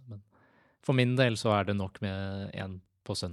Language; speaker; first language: Norwegian; native; Norwegian